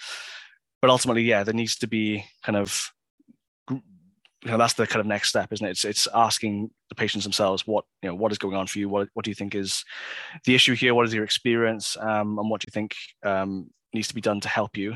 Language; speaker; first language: English; native; English